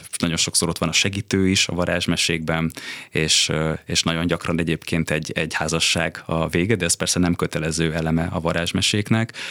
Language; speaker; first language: Hungarian; native; Hungarian